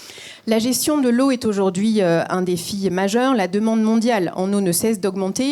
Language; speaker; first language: French; native; French